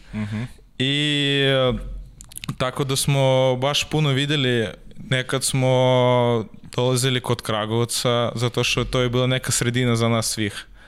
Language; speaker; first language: Serbian; non-native, learner; Russian